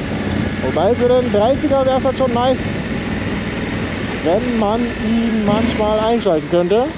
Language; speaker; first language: German; native; German